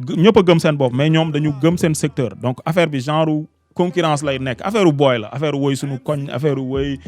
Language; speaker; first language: Wolof; native; Wolof